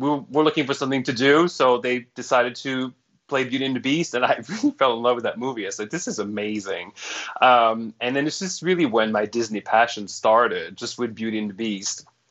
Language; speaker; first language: English; non-native, fluent; French